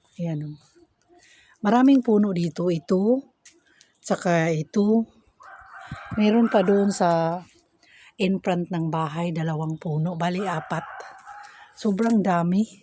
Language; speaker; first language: Filipino; non-native, local second language; Cebuano